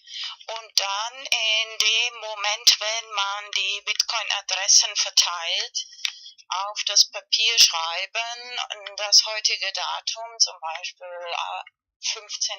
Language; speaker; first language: German; non-native, learner; Spanish